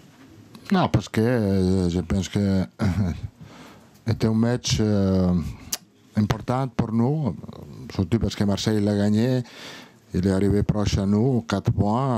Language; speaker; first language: French; non-native, learner; Italian